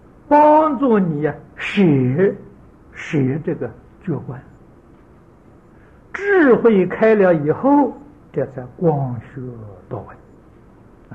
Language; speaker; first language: Chinese; native; Chinese